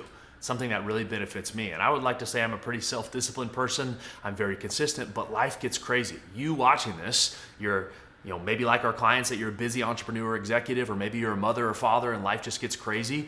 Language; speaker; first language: English; native; English